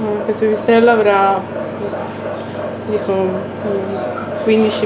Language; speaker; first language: Italian; native; Italian